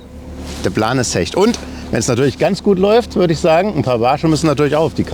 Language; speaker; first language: German; native; German